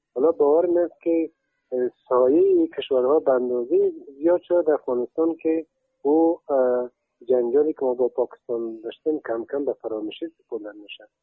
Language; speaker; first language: Persian; native; Persian